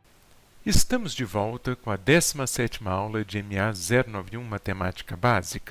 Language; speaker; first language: Portuguese; native; Portuguese